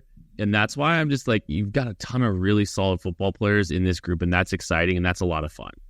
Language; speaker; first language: English; native; English